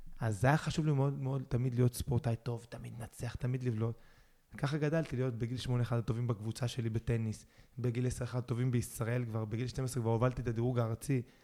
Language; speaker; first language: Hebrew; early bilingual, other home language; Spanish